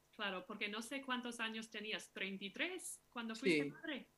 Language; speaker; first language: Spanish; non-native, fluent; English